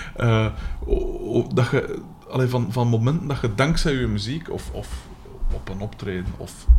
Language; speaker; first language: Dutch; native; Dutch